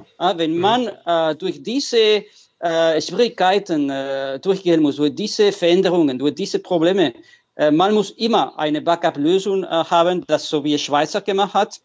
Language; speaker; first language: German; non-native, fluent; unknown